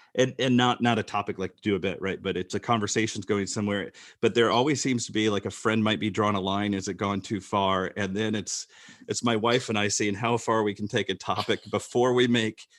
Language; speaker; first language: English; native; English